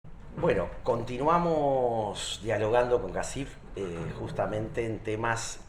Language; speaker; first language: Spanish; native; Spanish